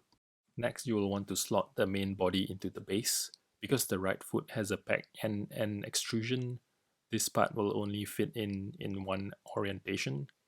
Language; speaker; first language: English; native; English